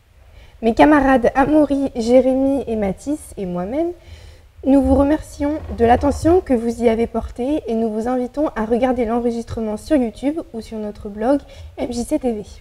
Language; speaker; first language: French; native; French